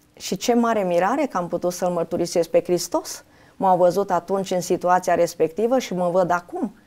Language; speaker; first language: Romanian; native; Romanian